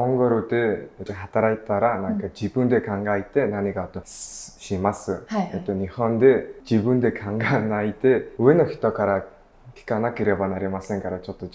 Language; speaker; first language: Japanese; non-native, learner; Mongolian